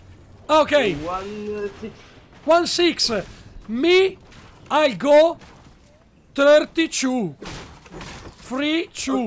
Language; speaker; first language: English; non-native, learner; Italian